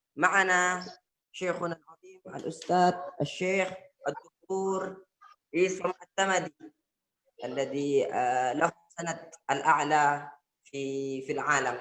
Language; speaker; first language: Arabic; non-native, fluent; Indonesian